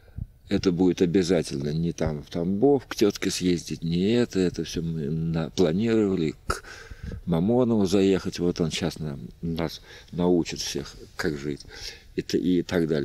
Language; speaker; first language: Russian; native; Russian